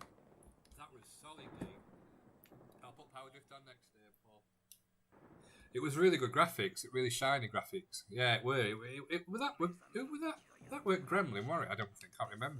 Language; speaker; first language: English; native; English